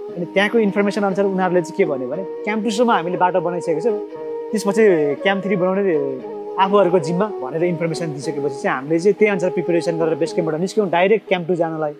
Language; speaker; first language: Nepali; non-native, local second language; Sherpa